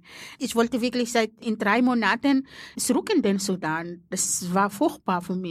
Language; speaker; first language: German; non-native, fluent; Arabic